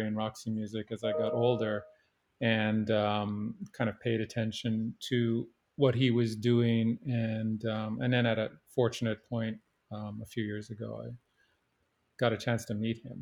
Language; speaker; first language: English; native; English